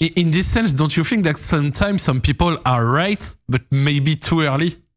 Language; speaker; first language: English; non-native, fluent; French